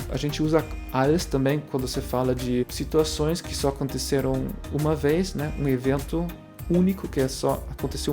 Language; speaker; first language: Portuguese; non-native, fluent; German